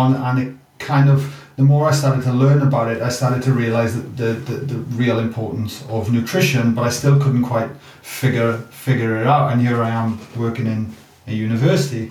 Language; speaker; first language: English; native; English